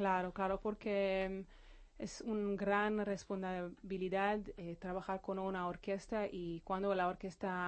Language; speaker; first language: Spanish; non-native, fluent; Hebrew